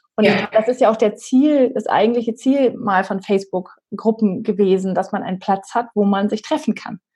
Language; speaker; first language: German; native; German